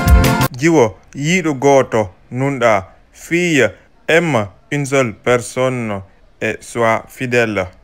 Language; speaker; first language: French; non-native, local second language; Fula